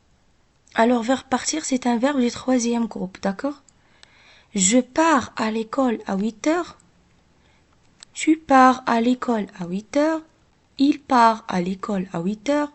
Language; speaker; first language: French; non-native, local second language; Arabic